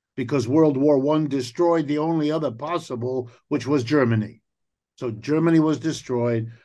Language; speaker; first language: English; native; English